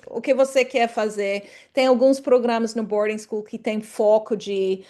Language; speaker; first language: Portuguese; non-native, fluent; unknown